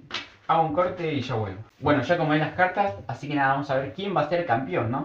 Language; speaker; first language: Spanish; native; Spanish